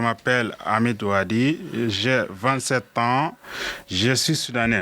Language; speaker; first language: French; non-native, learner; Arabic